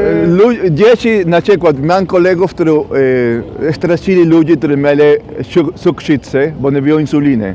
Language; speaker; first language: Polish; non-native, fluent; Spanish